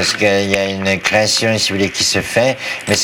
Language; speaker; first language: French; native; French